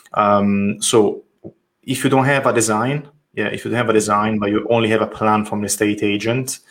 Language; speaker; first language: English; non-native, fluent; Italian